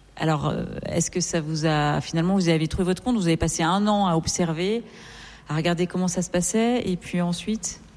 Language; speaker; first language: French; native; French